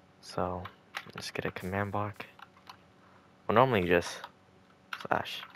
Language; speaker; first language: English; native; English